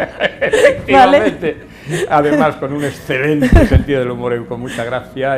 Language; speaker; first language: Spanish; native; Spanish